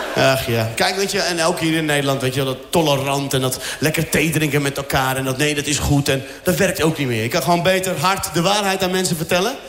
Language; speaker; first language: Dutch; early bilingual, other home language; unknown